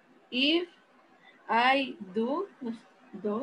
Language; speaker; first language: English; non-native, learner; Spanish